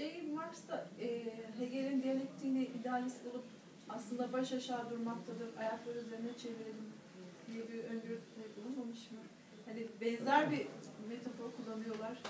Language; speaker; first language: Turkish; native; Turkish